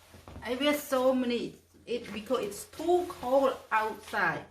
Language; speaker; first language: English; non-native, fluent; Khmer